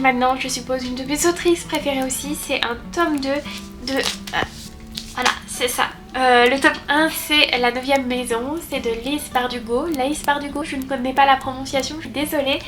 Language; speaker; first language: French; native; French